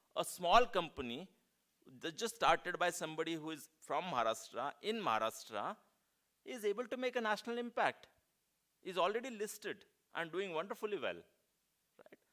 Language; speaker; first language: English; non-native, local second language; Marathi